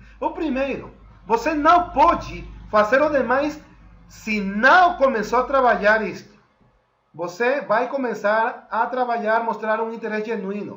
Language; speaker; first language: Portuguese; non-native, fluent; Spanish